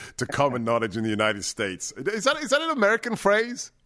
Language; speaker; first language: English; native; English